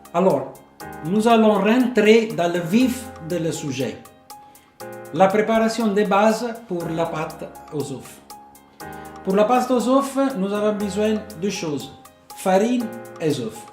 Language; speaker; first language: French; non-native, fluent; Italian